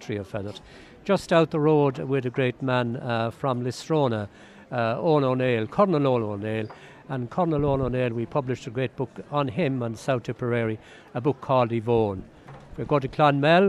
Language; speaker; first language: English; native; English